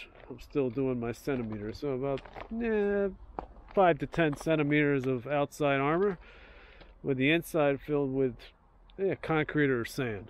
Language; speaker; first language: English; native; English